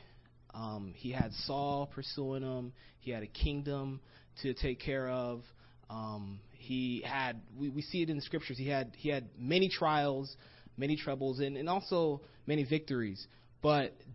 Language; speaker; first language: English; native; English